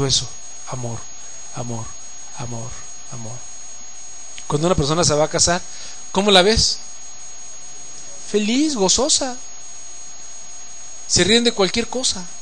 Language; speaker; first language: Spanish; native; Spanish